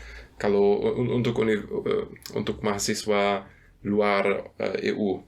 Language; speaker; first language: Indonesian; non-native, fluent; German